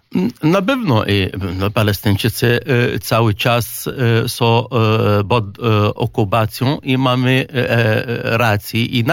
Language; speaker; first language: Polish; non-native, fluent; Arabic